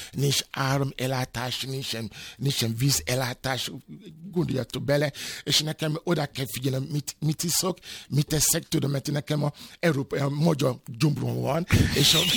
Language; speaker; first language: Hungarian; non-native, fluent; Yoruba